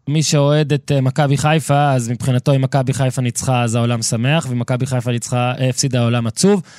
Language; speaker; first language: Hebrew; native; Hebrew